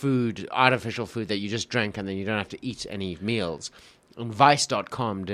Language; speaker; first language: English; native; English